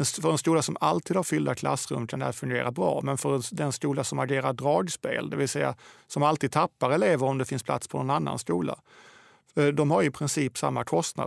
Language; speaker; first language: Swedish; native; Swedish